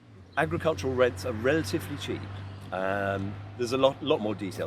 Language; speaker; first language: English; native; English